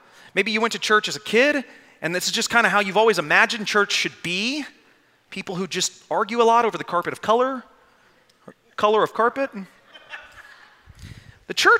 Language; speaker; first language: English; native; English